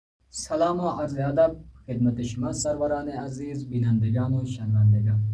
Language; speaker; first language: Persian; non-native, fluent; Urdu